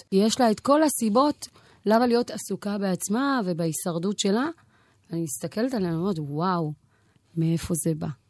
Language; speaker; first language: Hebrew; early bilingual, other home language; Amharic